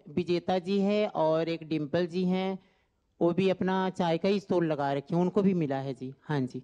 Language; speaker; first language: Hindi; native; Hindi